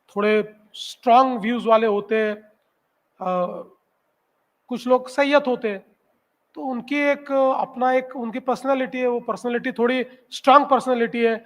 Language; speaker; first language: Hindi; non-native, local second language; Marathi